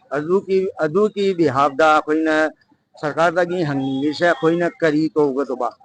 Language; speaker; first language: Manipuri; native; Manipuri